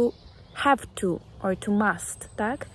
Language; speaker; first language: English; non-native, fluent; Ukrainian